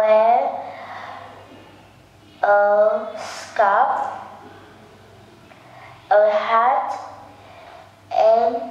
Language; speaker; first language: English; non-native, learner; Vietnamese